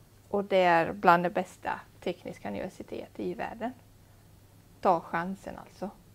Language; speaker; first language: Swedish; non-native, fluent; Italian